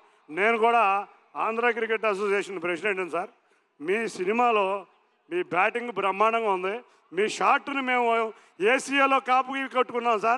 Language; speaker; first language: Telugu; native; Telugu